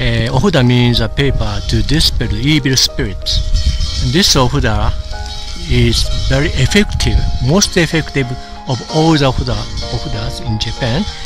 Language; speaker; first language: English; non-native, fluent; Japanese